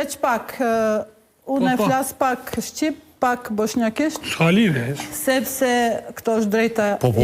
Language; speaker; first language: Albanian; non-native, local second language; Bosnian